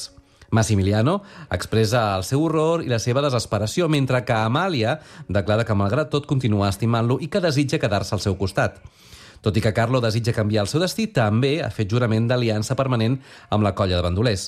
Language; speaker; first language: Catalan; native; Catalan